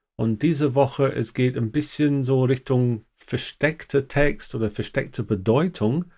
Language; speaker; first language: German; non-native, learner; English